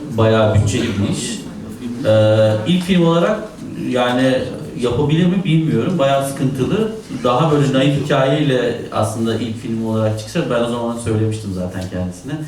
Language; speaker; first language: Turkish; native; Turkish